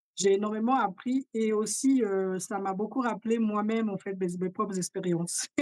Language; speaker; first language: French; early bilingual, other home language; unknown